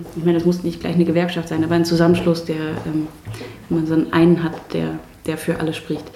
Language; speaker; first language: German; native; German